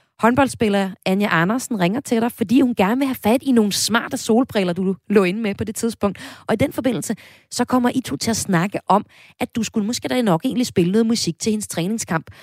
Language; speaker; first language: Danish; native; Danish